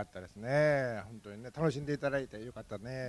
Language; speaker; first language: Japanese; native; Japanese